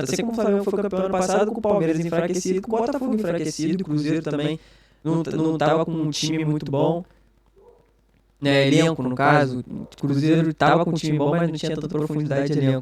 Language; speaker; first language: Portuguese; native; Portuguese